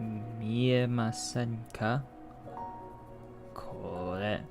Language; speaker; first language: Japanese; non-native, learner; English